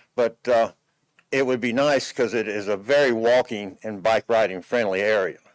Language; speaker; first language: English; native; English